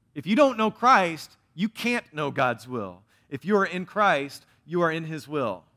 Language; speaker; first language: English; native; English